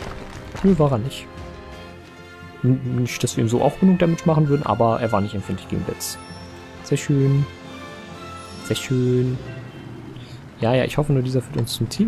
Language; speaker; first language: German; native; German